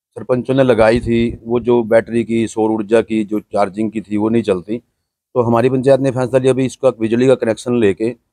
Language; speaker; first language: Hindi; native; Hindi